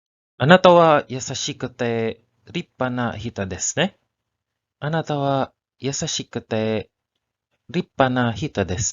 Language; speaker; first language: Japanese; non-native, learner; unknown